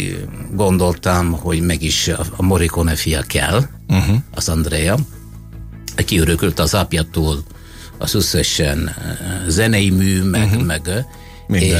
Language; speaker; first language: Hungarian; non-native, fluent; Italian